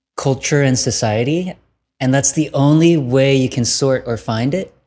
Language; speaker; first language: English; early bilingual, other home language; Vietnamese